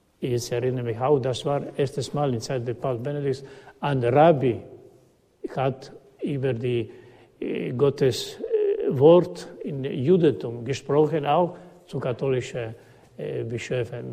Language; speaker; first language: German; non-native, learner; Croatian